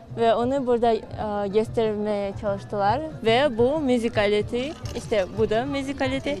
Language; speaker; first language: Turkish; non-native, fluent; Uyghur